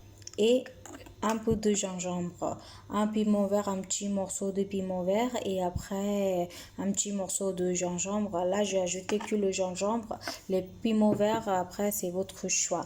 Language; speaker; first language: French; non-native, learner; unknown